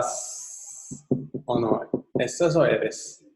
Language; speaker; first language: Spanish; non-native, learner; English